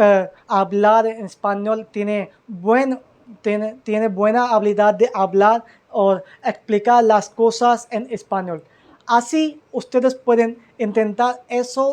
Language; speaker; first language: Spanish; non-native, learner; Hindi